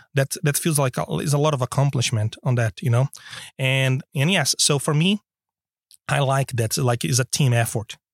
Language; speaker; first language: English; non-native, fluent; Portuguese